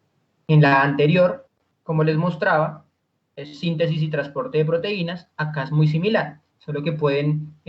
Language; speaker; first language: Spanish; native; Spanish